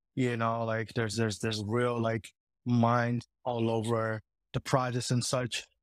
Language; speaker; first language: English; early bilingual, heritage; Italian